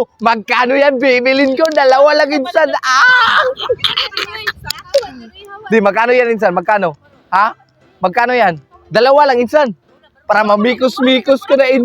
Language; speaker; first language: Filipino; non-native, local second language; Cebuano